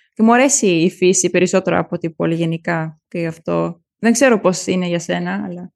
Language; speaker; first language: Greek; early bilingual, heritage; German